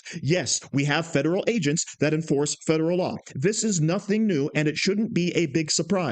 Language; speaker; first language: English; native; English